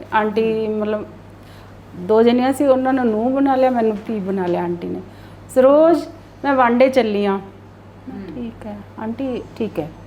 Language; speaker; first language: Punjabi; non-native, local second language; Hindi